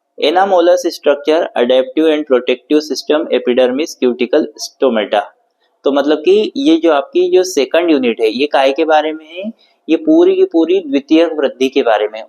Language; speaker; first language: Hindi; native; Hindi